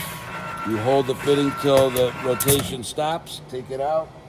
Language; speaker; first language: English; native; English